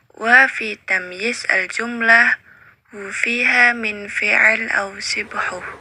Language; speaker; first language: Arabic; non-native, learner; Indonesian